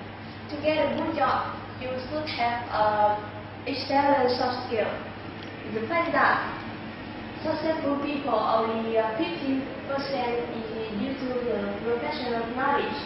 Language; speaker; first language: English; non-native, learner; Vietnamese